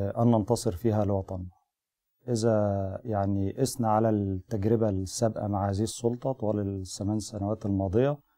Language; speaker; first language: Arabic; native; Arabic